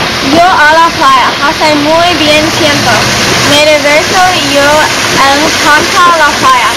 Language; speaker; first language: Spanish; non-native, learner; English